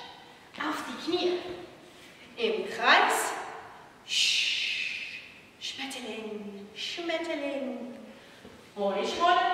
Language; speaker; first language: German; non-native, fluent; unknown